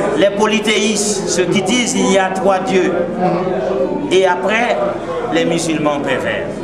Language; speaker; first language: French; non-native, local second language; Haitian Creole